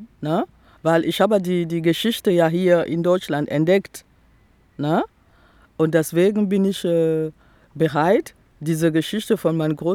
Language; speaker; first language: German; non-native, fluent; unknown